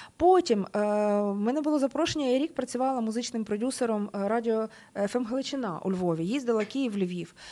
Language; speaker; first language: Ukrainian; native; Ukrainian